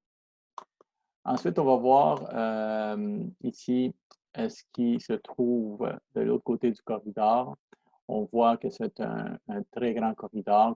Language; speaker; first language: French; non-native, fluent; Spanish